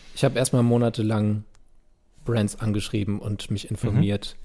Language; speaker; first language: German; native; German